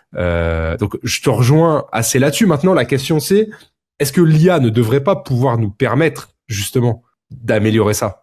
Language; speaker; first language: French; native; French